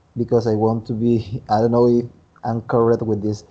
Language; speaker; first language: English; non-native, learner; Spanish